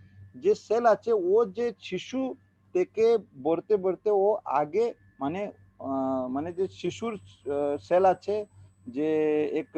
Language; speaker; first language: Bangla; non-native, learner; Hindi